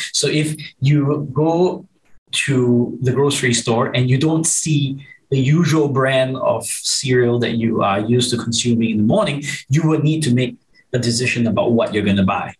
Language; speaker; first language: English; native; English